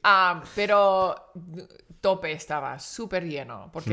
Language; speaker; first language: Spanish; early bilingual, heritage; Spanish